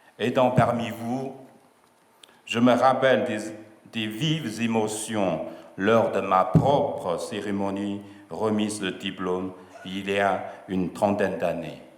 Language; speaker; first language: French; non-native, fluent; Chinese